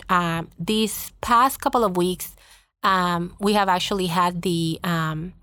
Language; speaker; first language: English; non-native, fluent; Spanish